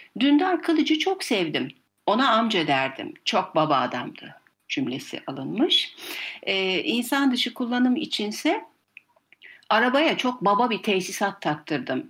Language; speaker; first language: Turkish; native; Turkish